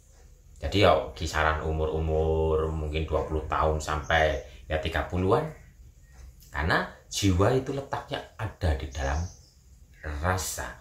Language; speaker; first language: Indonesian; native; Indonesian